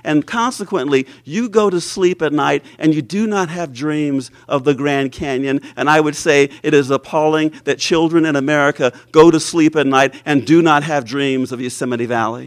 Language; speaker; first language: English; native; English